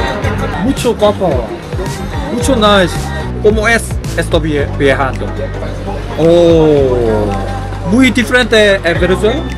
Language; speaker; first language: Spanish; non-native, learner; Korean